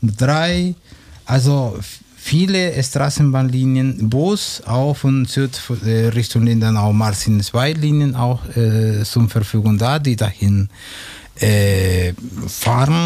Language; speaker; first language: German; non-native, fluent; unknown